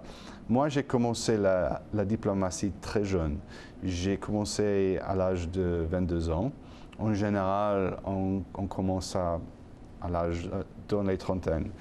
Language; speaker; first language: French; non-native, fluent; English